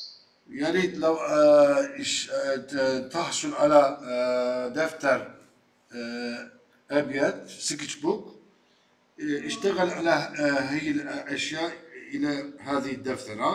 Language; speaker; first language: Arabic; non-native, fluent; Turkish